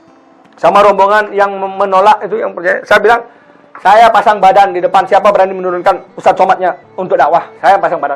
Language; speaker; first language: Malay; non-native, local second language; Balinese